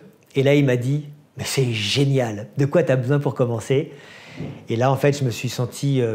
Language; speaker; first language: French; native; French